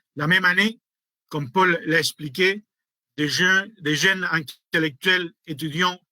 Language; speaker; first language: French; non-native, fluent; Spanish